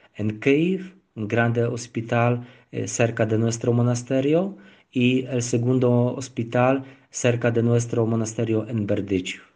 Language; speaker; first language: Spanish; non-native, learner; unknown